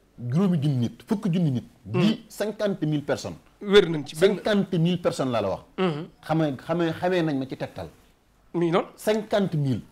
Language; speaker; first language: Wolof; native; Wolof